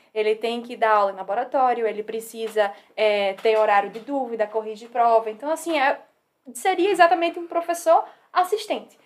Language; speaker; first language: Portuguese; native; Portuguese